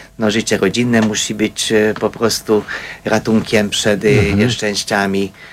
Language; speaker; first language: Polish; non-native, fluent; Hungarian